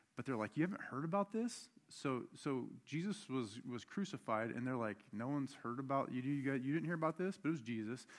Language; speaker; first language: English; native; English